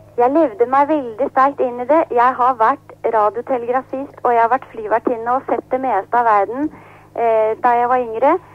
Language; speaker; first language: Norwegian; native; Norwegian